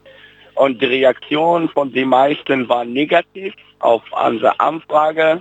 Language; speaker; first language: German; non-native, fluent; Arabic